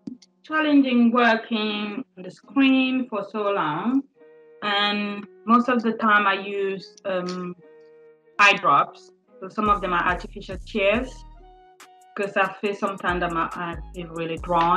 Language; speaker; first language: English; non-native, local second language; French